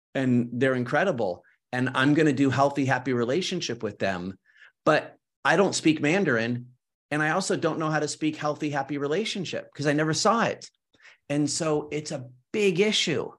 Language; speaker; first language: English; early bilingual, other home language; Spanish